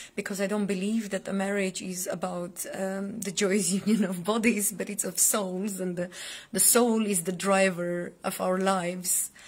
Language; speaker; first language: English; non-native, fluent; Armenian